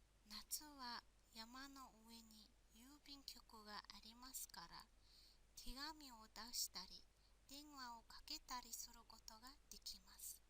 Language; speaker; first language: Japanese; non-native, fluent; Mongolian